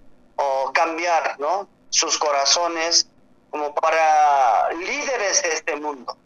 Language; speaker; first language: Spanish; non-native, learner; Korean